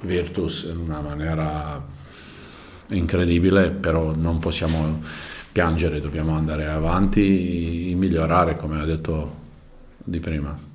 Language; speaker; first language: Italian; non-native, learner; Croatian